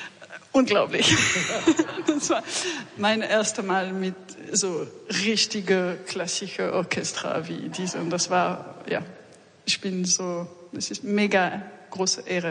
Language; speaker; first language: German; non-native, fluent; French